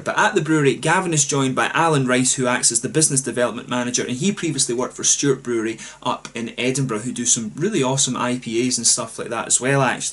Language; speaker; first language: English; native; English